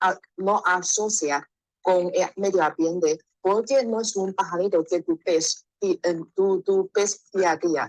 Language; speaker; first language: Spanish; non-native, learner; Chinese